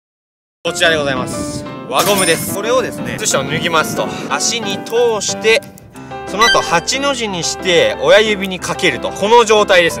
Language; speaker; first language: Japanese; native; Japanese